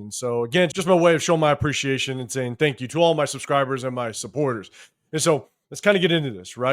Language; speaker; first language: English; native; English